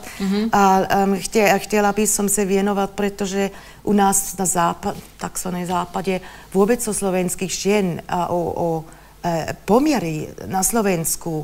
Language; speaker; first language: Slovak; non-native, learner; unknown